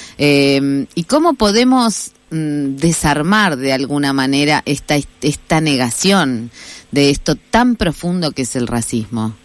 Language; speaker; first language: Spanish; native; Spanish